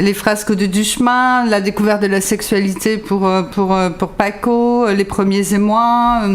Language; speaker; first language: French; native; French